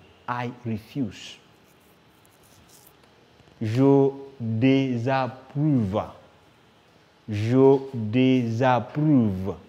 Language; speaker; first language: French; non-native, fluent; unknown